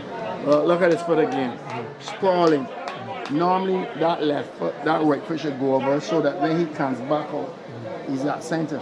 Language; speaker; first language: English; native; English